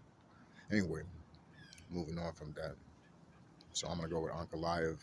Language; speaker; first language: English; native; English